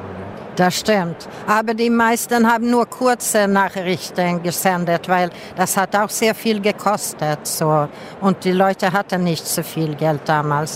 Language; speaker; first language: German; non-native, fluent; Swedish